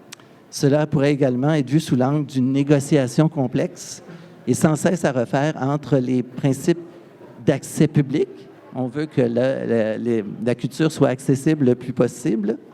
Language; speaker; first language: French; native; French